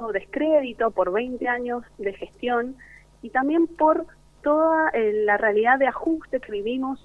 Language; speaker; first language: Spanish; native; Spanish